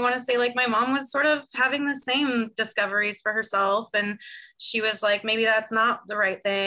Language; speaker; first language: English; native; English